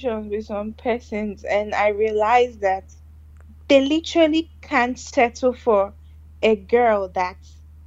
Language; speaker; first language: English; non-native, local second language; Igbo